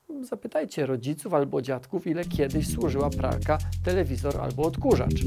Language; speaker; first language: Polish; native; Polish